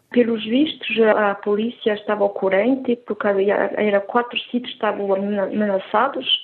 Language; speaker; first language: Portuguese; early bilingual, heritage; Portuguese